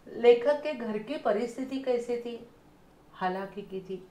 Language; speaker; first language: Hindi; non-native, local second language; Marathi